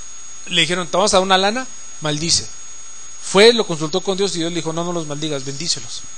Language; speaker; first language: Spanish; native; Spanish